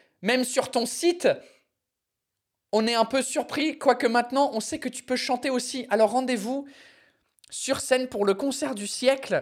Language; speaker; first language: French; non-native, fluent; English